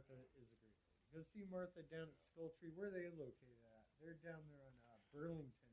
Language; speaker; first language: English; native; English